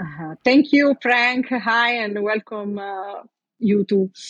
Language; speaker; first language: English; non-native, learner; Italian